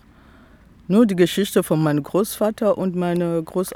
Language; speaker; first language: German; non-native, fluent; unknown